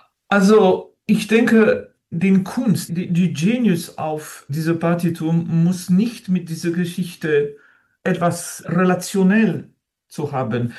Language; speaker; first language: German; non-native, learner; French